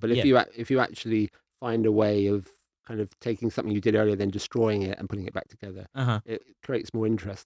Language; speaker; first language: English; native; English